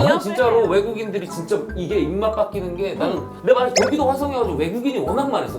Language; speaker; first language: Korean; native; Korean